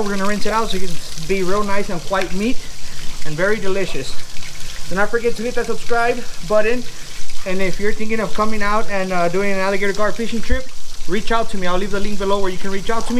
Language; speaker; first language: English; early bilingual, other home language; Spanish